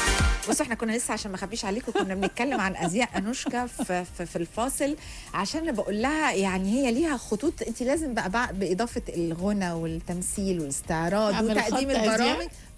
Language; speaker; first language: Arabic; native; Arabic